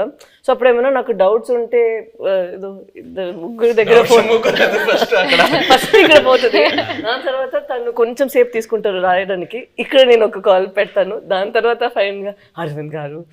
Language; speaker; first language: Telugu; non-native, fluent; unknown